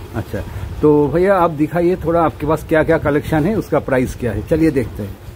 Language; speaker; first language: Hindi; non-native, local second language; Bangla